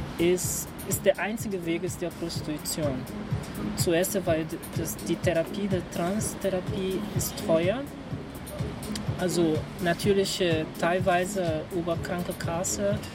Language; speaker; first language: German; non-native, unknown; Portuguese